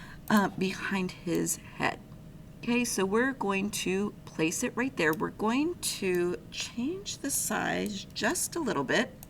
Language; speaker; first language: English; native; English